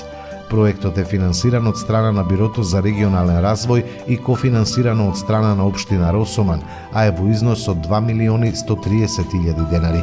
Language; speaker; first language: Macedonian; native; Macedonian